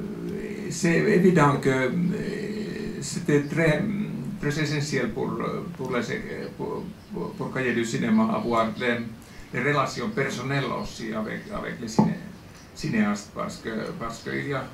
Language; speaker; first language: French; non-native, fluent; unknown